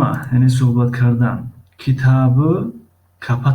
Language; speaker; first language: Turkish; non-native, fluent; Tajik